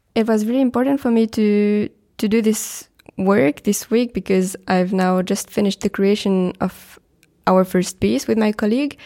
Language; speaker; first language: English; non-native, fluent; French